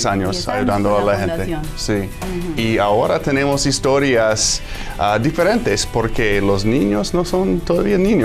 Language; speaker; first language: Spanish; non-native, fluent; English